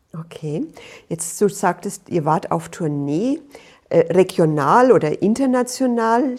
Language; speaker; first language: German; native; German